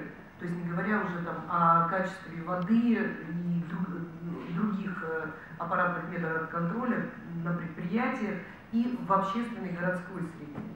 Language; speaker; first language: Russian; native; Russian